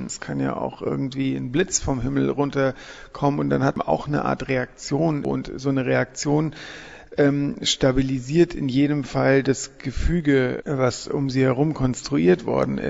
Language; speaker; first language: German; native; German